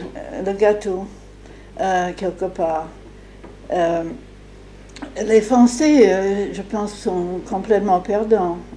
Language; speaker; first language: French; non-native, fluent; English